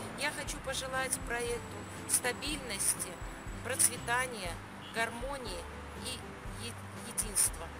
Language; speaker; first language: Russian; native; Russian